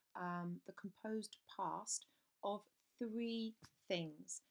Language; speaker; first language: English; native; English